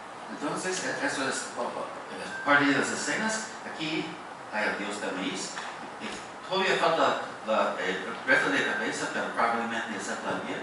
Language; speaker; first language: Spanish; non-native, fluent; English